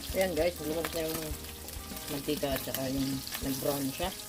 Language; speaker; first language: Filipino; native; Filipino